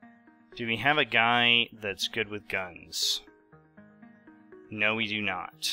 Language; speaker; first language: English; native; English